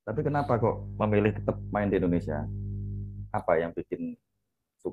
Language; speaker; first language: Indonesian; native; Indonesian